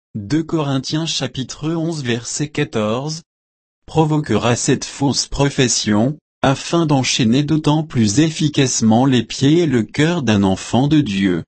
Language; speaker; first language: French; native; French